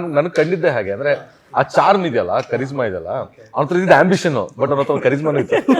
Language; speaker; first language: Kannada; native; Kannada